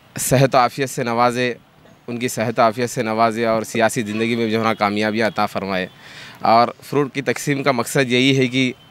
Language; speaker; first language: Urdu; native; Urdu